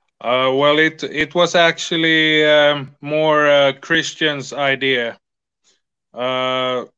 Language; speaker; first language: English; non-native, fluent; Swedish